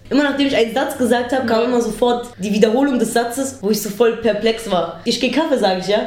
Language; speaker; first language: German; early bilingual, other home language; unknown